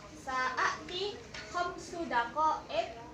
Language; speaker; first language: Arabic; non-native, learner; Indonesian